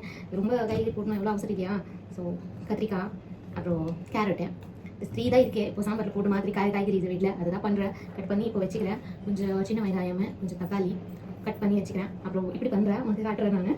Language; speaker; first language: Tamil; non-native, learner; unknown